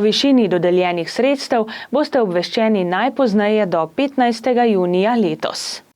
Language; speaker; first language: Slovenian; native; Slovenian